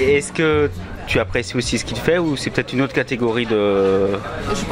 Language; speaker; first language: French; native; French